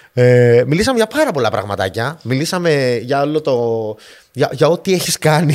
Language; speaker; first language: Greek; native; Greek